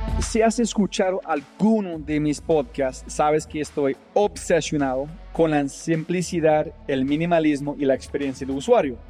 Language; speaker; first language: Spanish; non-native, fluent; English